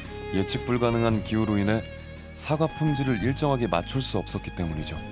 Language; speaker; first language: Korean; native; Korean